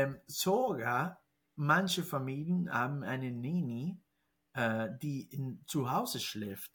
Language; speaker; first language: German; non-native, fluent; Spanish